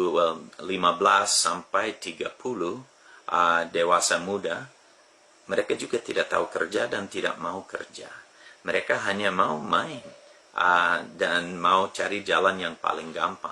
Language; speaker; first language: Indonesian; non-native, fluent; English